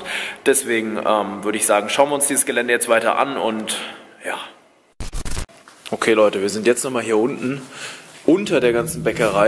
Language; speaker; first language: German; native; German